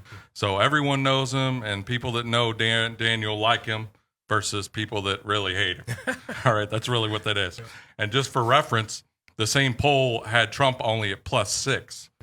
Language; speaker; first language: English; native; English